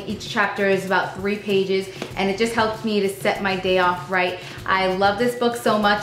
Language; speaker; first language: English; native; English